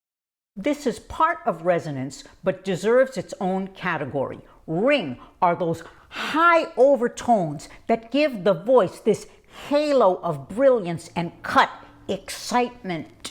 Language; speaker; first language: English; native; English